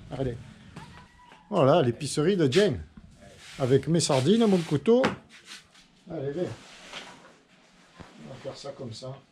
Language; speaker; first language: French; native; French